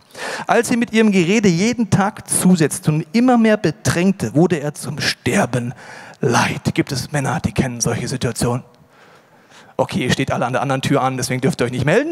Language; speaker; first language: German; native; German